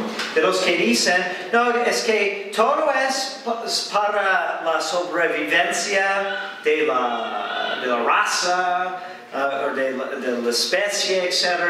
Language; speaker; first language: Spanish; non-native, fluent; English